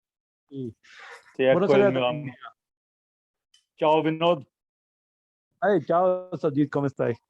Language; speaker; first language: Italian; non-native, learner; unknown